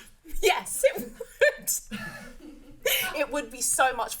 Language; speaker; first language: English; native; English